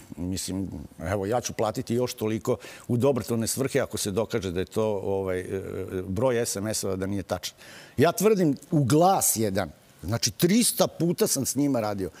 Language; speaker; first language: Serbian; native; Serbian